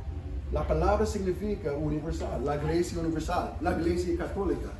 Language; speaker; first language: Spanish; non-native, fluent; English